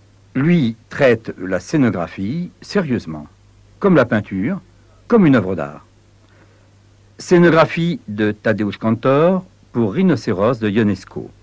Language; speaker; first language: French; native; French